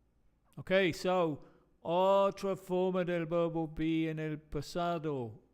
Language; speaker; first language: Spanish; non-native, fluent; English